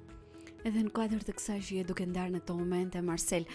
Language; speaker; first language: Albanian; native; Albanian